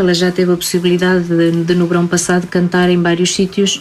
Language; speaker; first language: Portuguese; native; Portuguese